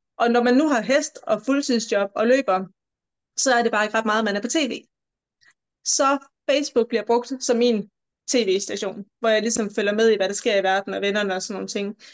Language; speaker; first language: Danish; native; Danish